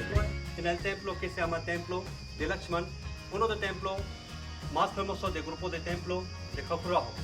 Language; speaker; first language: Spanish; non-native, learner; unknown